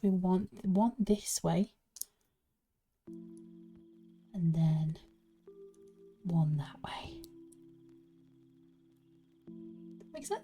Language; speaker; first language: English; native; English